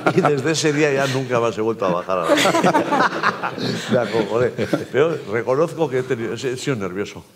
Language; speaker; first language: Spanish; native; Spanish